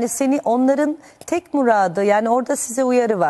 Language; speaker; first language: Turkish; native; Turkish